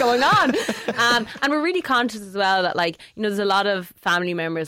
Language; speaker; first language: English; native; English